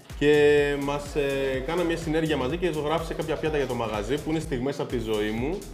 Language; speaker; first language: Greek; early bilingual, heritage; Greek